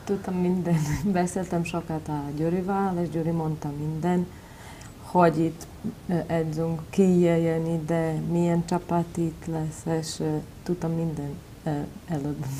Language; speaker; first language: Hungarian; non-native, learner; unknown